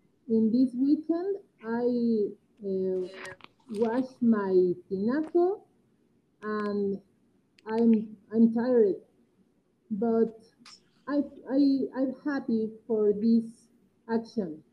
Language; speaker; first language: English; non-native, learner; Spanish